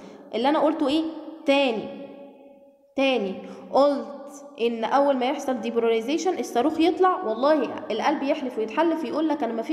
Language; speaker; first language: Arabic; native; Arabic